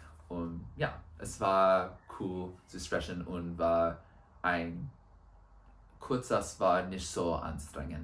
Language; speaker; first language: German; non-native, learner; English